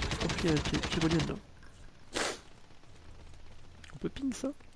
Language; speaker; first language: French; native; French